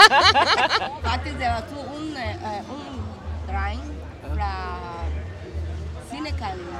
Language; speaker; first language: Danish; non-native, fluent; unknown